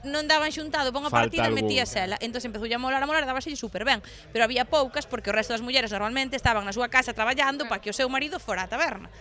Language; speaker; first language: Galician; native; Galician